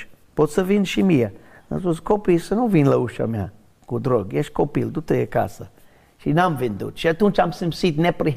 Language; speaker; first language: Romanian; non-native, learner; English